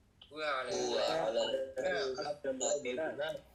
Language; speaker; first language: Arabic; non-native, learner; Indonesian